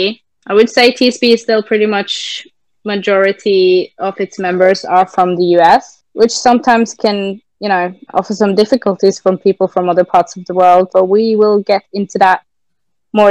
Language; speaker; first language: English; non-native, fluent; Norwegian